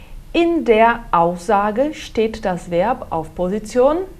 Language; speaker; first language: German; non-native, fluent; Portuguese